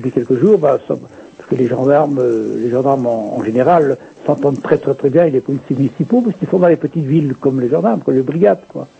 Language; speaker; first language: French; native; French